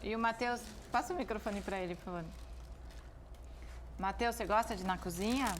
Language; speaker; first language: Portuguese; native; Portuguese